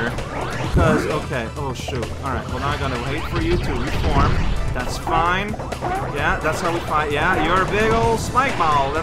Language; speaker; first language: English; native; English